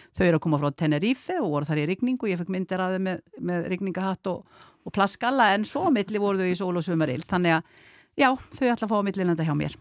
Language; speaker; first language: Icelandic; native; Icelandic